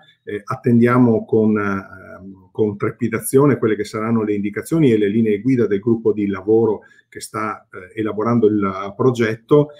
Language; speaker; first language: Italian; native; Italian